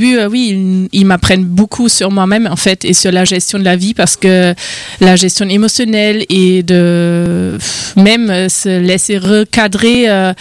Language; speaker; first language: French; non-native, fluent; German